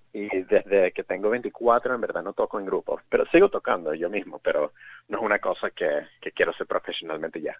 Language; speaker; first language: Spanish; early bilingual, heritage; Spanish